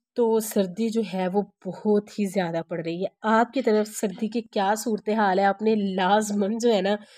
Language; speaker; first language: Urdu; non-native, local second language; Punjabi